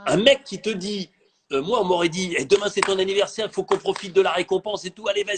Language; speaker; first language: French; native; French